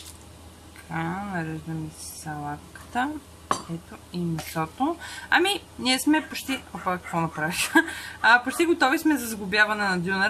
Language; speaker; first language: Bulgarian; native; Bulgarian